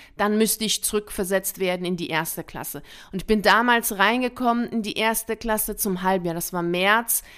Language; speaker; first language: German; early bilingual, other home language; Persian